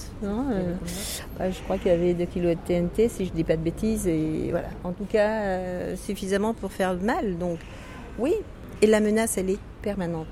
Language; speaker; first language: French; native; French